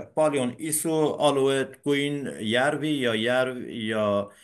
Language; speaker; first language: Finnish; non-native, learner; Persian